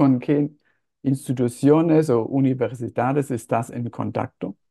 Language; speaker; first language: Spanish; non-native, fluent; German